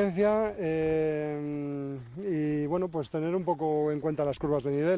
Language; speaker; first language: Spanish; native; Spanish